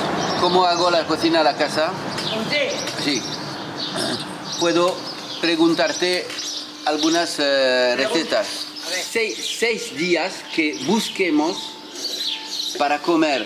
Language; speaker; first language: Spanish; non-native, learner; French